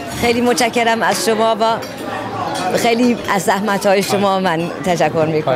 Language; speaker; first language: Persian; early bilingual, heritage; Persian